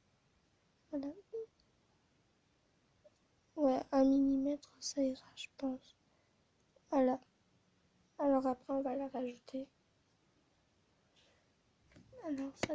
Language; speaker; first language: French; native; French